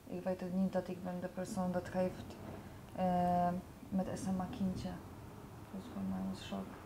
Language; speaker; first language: Dutch; non-native, learner; Polish